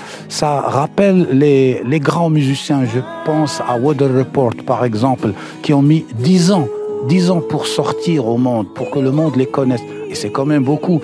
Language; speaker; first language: French; non-native, local second language; Arabic